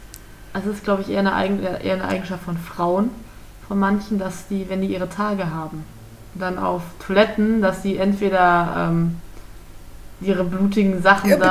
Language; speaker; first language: German; native; German